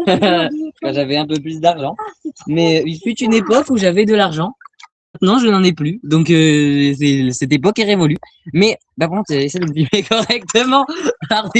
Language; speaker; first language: French; native; French